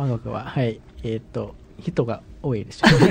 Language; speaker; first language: Japanese; non-native, learner; Thai